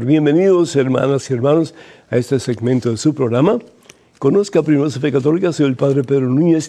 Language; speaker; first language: Spanish; native; Spanish